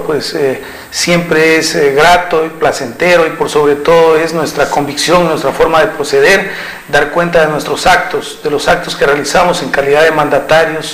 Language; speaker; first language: Spanish; native; Spanish